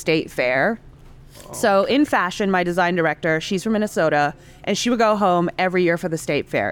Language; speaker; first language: English; non-native, local second language; Cantonese